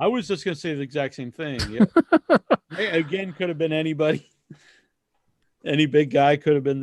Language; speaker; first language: English; native; English